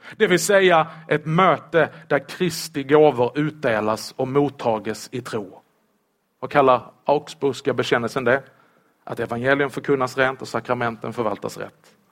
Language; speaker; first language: Swedish; native; Swedish